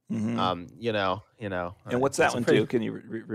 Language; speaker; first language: English; native; English